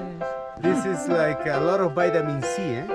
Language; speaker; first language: English; non-native, fluent; Spanish